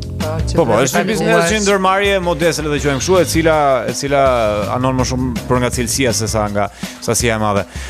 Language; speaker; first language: Albanian; native; Albanian